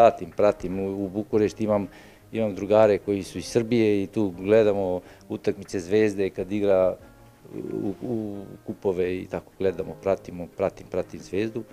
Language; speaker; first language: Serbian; early bilingual, heritage; Serbian